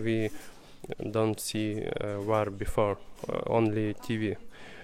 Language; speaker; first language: English; non-native, learner; Russian